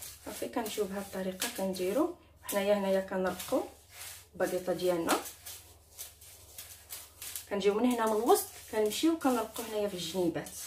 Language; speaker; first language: Arabic; native; Arabic